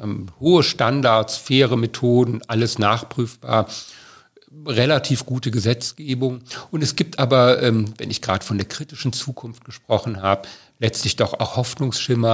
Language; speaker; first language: German; native; German